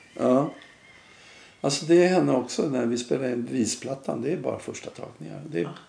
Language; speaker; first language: Swedish; native; Swedish